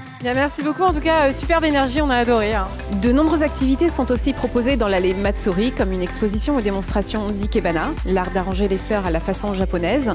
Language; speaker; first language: French; native; French